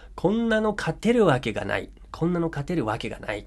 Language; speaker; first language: Japanese; non-native, fluent; English